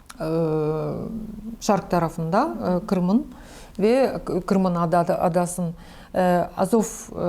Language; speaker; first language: Turkish; non-native, learner; Crimean Tatar